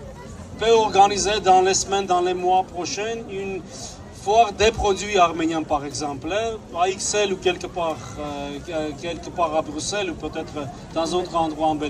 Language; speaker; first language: French; non-native, fluent; Armenian